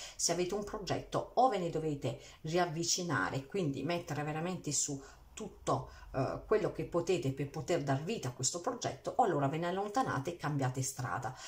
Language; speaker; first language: Italian; early bilingual, heritage; Italian